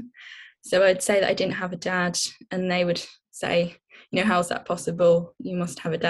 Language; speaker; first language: English; native; English